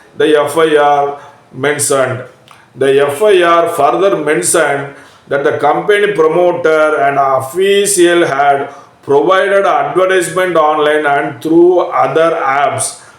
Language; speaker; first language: English; non-native, local second language; Tamil